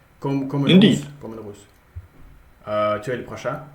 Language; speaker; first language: French; non-native, learner; Russian